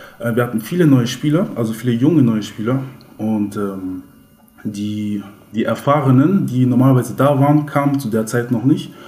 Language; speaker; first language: German; early bilingual, other home language; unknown